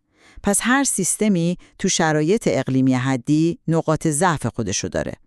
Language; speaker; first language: Persian; native; Persian